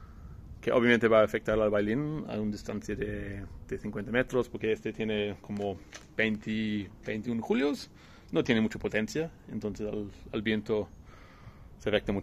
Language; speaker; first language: Spanish; non-native, fluent; English